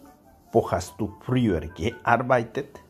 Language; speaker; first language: German; non-native, learner; Spanish